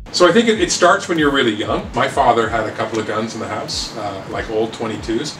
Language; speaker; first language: English; native; English